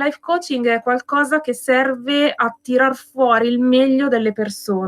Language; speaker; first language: Italian; native; Italian